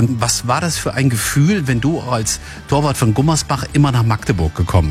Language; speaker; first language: German; native; German